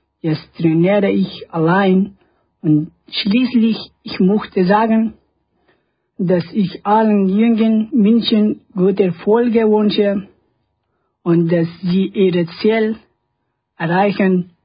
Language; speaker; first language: German; non-native, learner; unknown